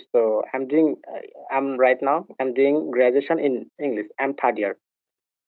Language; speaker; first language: English; non-native, learner; Bangla